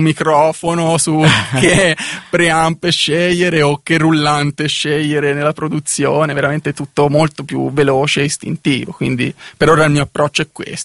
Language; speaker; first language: Italian; native; Italian